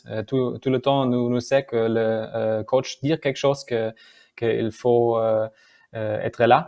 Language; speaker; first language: French; non-native, learner; German